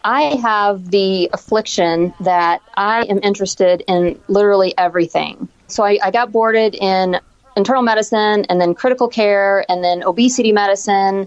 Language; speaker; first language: English; native; English